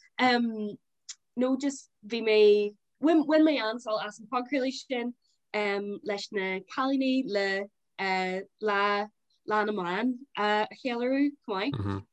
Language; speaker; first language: Irish; non-native, local second language; English